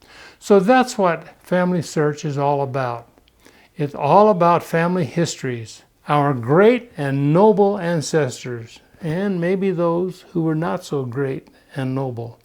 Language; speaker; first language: English; native; English